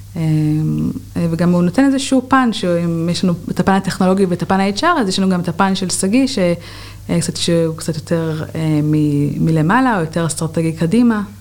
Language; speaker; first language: Hebrew; native; Hebrew